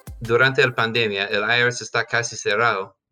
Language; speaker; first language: Spanish; non-native, fluent; English